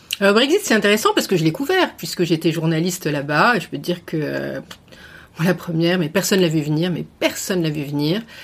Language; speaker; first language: French; native; French